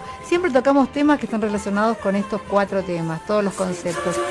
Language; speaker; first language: Spanish; native; Spanish